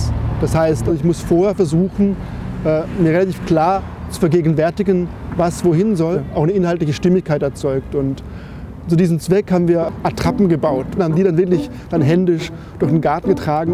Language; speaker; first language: German; native; German